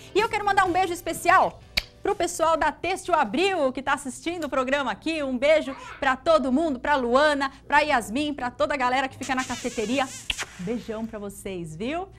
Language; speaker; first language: Portuguese; native; Portuguese